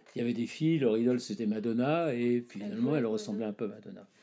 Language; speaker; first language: French; native; French